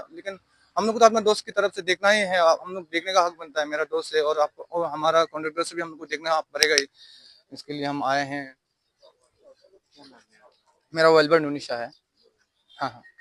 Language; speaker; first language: Hindi; non-native, local second language; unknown